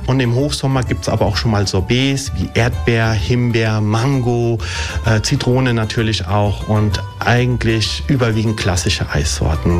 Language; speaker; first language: German; early bilingual, other home language; Italian